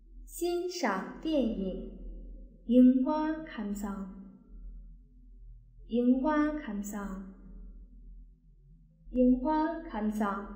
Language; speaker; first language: Korean; non-native, fluent; Chinese